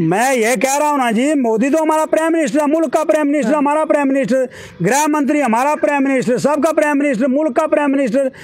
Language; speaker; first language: Hindi; native; Hindi